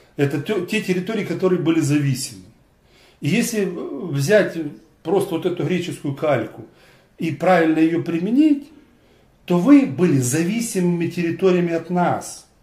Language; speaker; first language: Russian; native; Russian